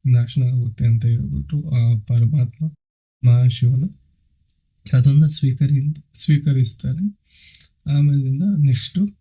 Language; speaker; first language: Kannada; non-native, local second language; Telugu